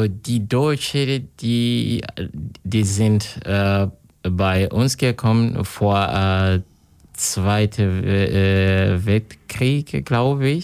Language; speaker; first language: German; non-native, learner; Kinyarwanda